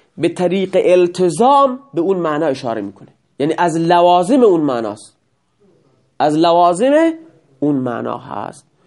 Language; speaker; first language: Persian; non-native, local second language; Baluchi